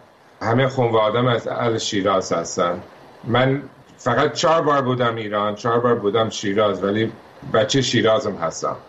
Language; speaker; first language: Persian; early bilingual, heritage; Persian